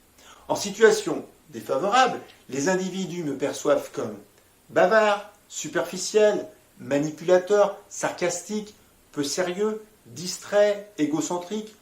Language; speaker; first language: French; native; French